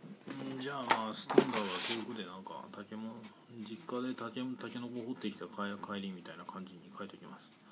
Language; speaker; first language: Japanese; native; Japanese